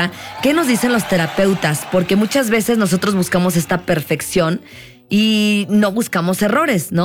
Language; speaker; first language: Spanish; native; Spanish